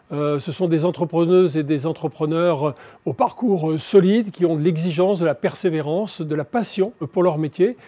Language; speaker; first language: French; native; French